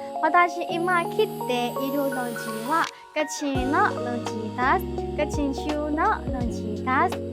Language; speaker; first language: Japanese; non-native, learner; Burmese